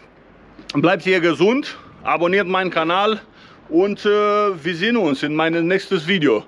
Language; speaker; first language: German; non-native, learner; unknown